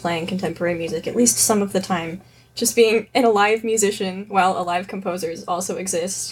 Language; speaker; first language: English; native; English